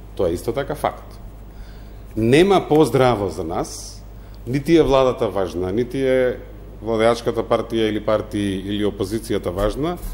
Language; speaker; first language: Macedonian; native; Macedonian